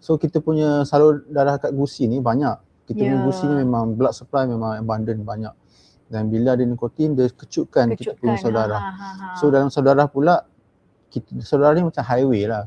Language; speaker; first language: Malay; native; Malay